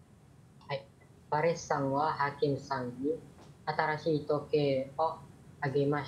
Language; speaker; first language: Japanese; non-native, learner; Malay